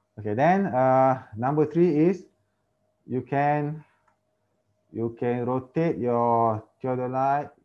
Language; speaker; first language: English; non-native, local second language; Malay